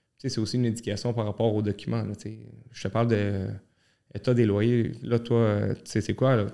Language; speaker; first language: French; early bilingual, other home language; Arabic